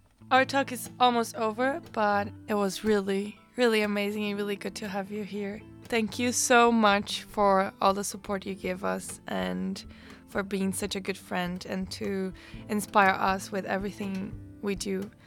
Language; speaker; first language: English; non-native, fluent; Portuguese